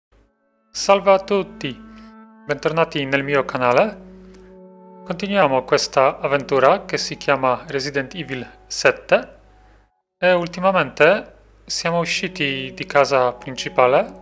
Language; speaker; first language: Italian; non-native, fluent; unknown